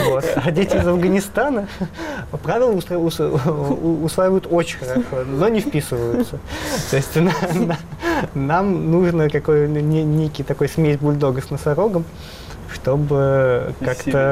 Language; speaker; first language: Russian; native; Russian